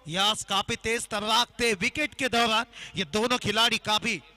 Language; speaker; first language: Hindi; non-native, local second language; Marathi